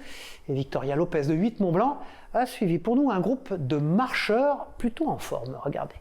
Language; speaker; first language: French; native; French